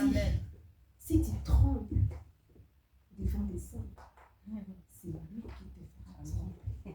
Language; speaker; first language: French; non-native, local second language; Lingala